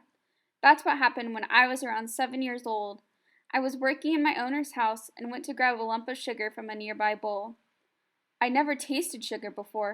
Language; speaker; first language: English; native; English